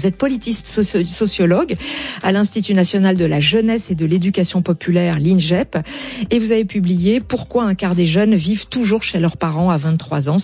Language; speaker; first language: French; native; French